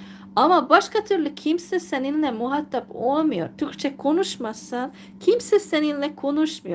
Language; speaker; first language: Turkish; non-native, fluent; Hungarian